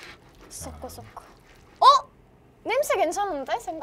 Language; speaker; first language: Korean; non-native, learner; Italian